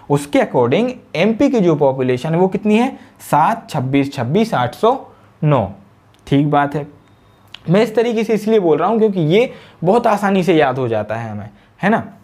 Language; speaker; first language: Hindi; native; Hindi